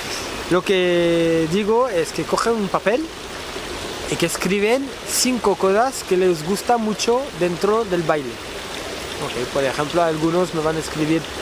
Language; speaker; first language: Spanish; non-native, fluent; French